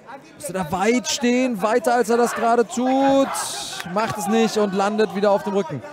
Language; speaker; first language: German; native; German